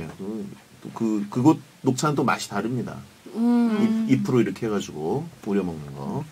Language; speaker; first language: Korean; native; Korean